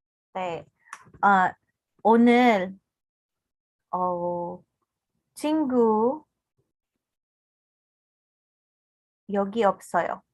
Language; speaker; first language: Korean; non-native, learner; English